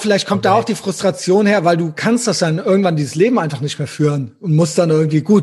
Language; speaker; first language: German; native; German